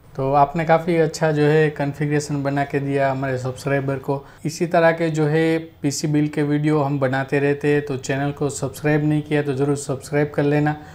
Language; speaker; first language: Hindi; non-native, local second language; Gujarati